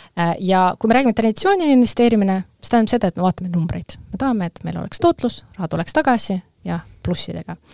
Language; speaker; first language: Estonian; non-native, local second language; Russian